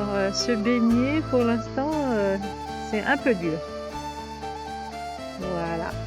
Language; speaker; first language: French; native; French